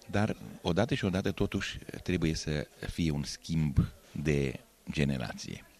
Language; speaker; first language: Romanian; non-native, local second language; Hungarian